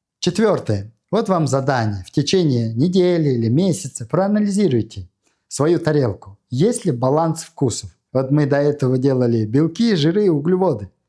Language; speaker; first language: Russian; non-native, fluent; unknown